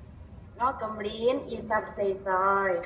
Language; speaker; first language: Chinese; non-native, learner; Indonesian